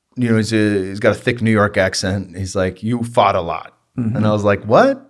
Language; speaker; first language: English; native; English